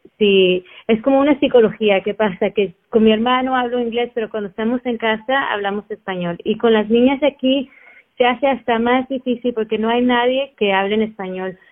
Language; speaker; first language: Spanish; early bilingual, heritage; Spanish